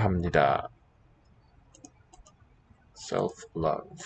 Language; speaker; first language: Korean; non-native, learner; English